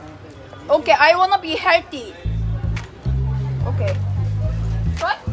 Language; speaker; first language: English; non-native, learner; Korean